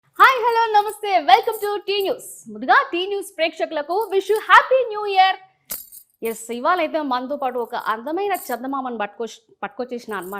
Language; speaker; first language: Telugu; native; Telugu